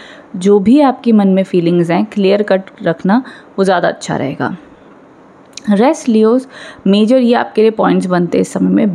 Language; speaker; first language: Hindi; native; Hindi